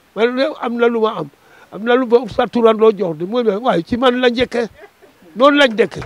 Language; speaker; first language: Wolof; non-native, local second language; Serer